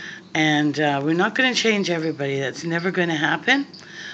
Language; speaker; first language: English; native; English